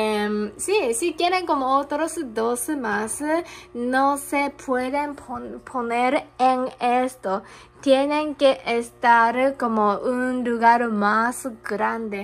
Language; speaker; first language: Spanish; non-native, learner; Japanese